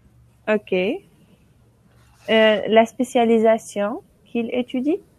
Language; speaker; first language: French; non-native, local second language; Arabic